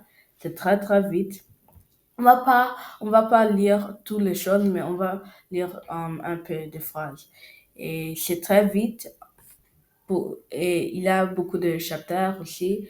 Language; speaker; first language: French; non-native, learner; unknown